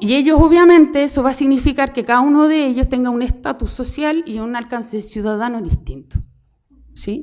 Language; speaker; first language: Spanish; native; Spanish